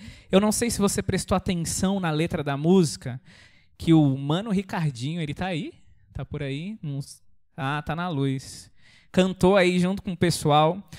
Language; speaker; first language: Portuguese; native; Portuguese